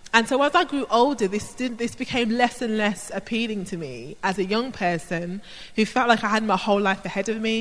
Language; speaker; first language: English; native; English